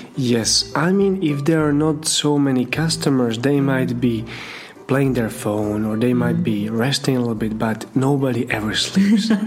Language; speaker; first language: English; non-native, fluent; Slovak